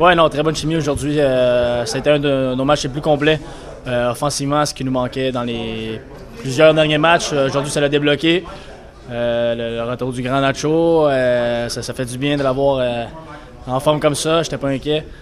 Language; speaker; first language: French; native; French